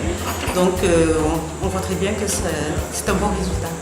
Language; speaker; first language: French; non-native, local second language; Malagasy